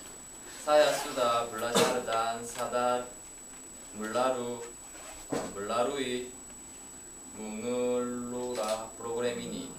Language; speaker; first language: Indonesian; non-native, learner; Korean